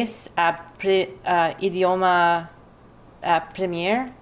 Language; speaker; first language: Spanish; non-native, learner; English